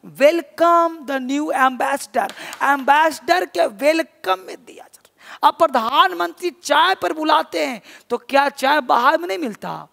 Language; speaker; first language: Hindi; native; Hindi